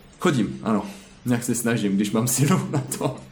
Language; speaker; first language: Czech; non-native, learner; French